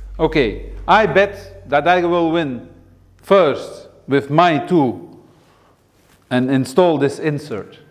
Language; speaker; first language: English; non-native, fluent; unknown